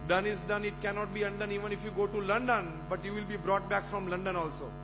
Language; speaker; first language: English; non-native, local second language; Gujarati